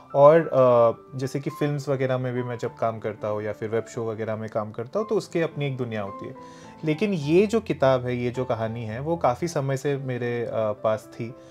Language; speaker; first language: Hindi; non-native, local second language; Bangla